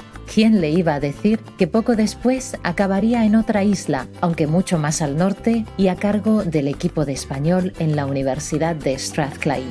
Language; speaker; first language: Spanish; native; Spanish